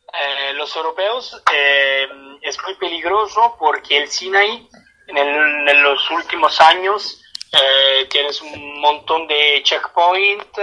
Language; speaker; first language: Spanish; non-native, fluent; Italian